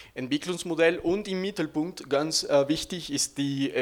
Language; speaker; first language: German; non-native, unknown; Spanish